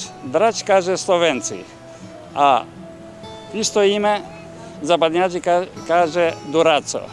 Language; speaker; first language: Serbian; non-native, learner; Albanian